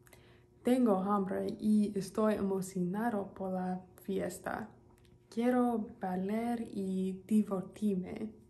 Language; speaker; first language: Spanish; non-native, learner; English